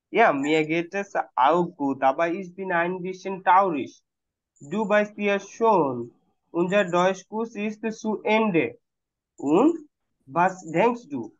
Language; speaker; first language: German; non-native, fluent; Bangla